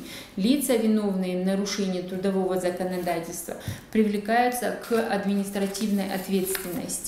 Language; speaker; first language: Russian; native; Russian